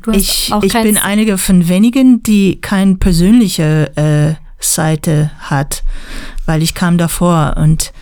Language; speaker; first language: German; non-native, learner; English